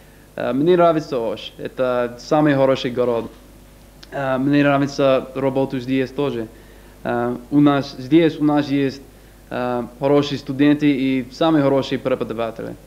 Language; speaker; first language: Russian; non-native, learner; English